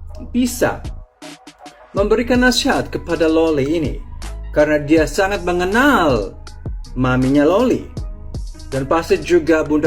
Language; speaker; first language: Indonesian; non-native, fluent; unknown